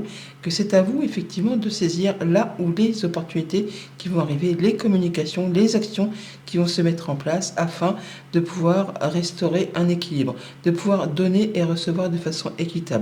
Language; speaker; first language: French; native; French